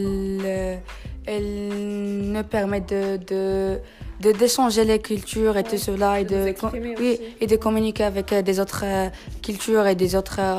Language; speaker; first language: French; non-native, learner; Tachelhit